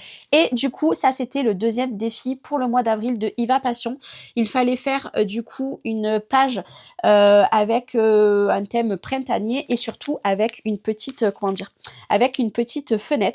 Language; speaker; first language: French; native; French